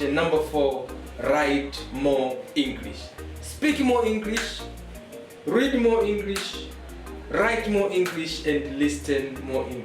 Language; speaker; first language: English; non-native, local second language; Swahili